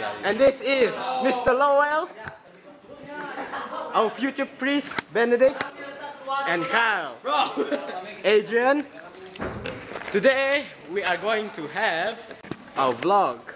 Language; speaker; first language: English; non-native, local second language; Malay